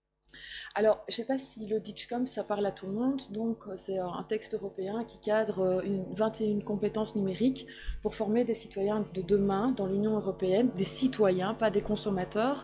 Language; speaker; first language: French; native; French